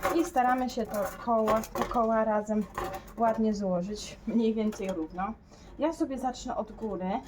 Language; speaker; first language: Polish; native; Polish